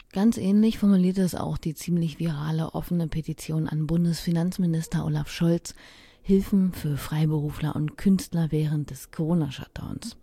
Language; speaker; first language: German; native; German